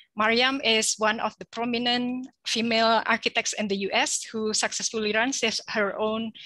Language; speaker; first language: English; non-native, fluent; Indonesian